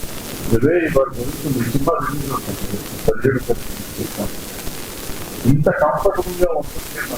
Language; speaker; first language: Telugu; native; Telugu